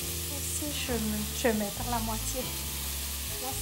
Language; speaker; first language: French; non-native, learner; Malagasy